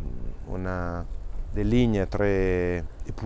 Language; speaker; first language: French; non-native, fluent; Italian